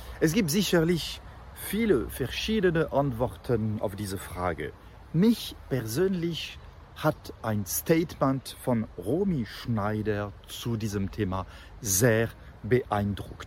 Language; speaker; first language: German; non-native, fluent; French